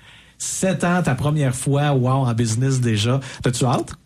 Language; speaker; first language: French; native; French